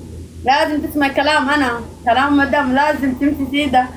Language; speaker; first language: Arabic; native; Arabic